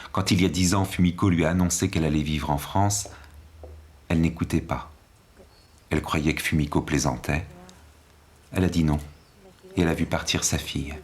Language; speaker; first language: French; native; French